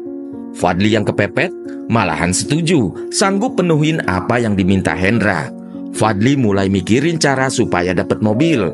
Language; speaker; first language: Indonesian; native; Indonesian